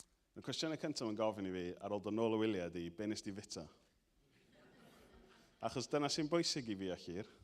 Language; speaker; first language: Welsh; native; Welsh